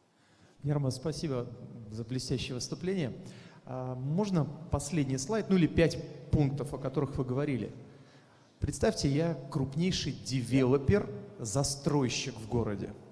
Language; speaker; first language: Russian; native; Russian